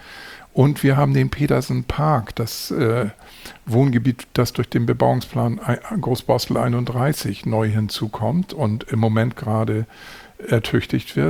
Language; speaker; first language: German; native; German